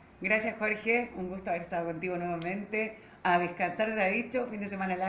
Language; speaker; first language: Spanish; native; Spanish